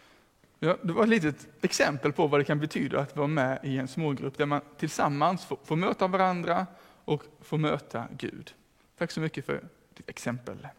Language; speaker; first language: Swedish; native; Swedish